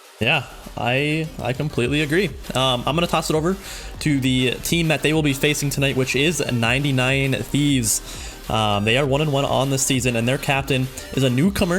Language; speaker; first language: English; native; English